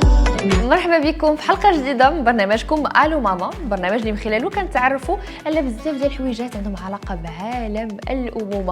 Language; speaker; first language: Arabic; native; Arabic